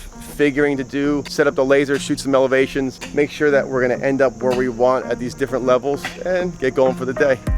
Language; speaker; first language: English; native; English